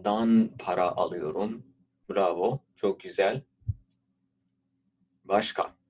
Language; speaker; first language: Turkish; non-native, fluent; Urdu